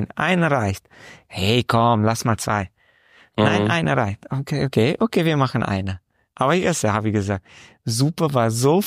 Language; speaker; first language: German; non-native, learner; Romanian